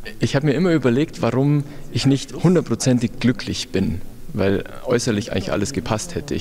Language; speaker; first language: German; native; German